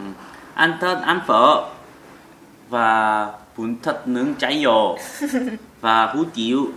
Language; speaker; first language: Vietnamese; non-native, learner; Korean